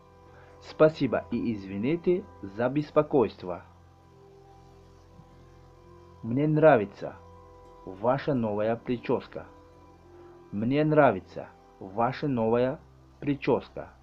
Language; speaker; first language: Russian; non-native, learner; Tajik